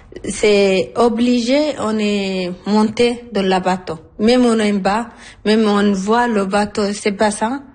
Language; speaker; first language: French; non-native, learner; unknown